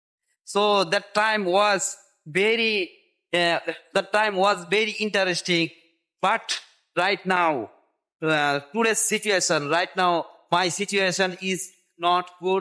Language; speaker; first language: English; non-native, learner; Bangla